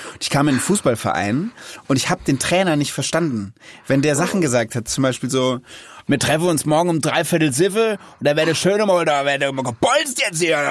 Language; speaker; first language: German; native; German